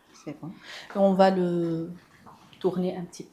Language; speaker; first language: French; non-native, local second language; Arabic